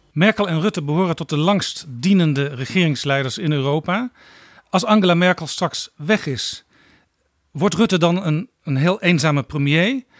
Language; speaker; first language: Dutch; native; Dutch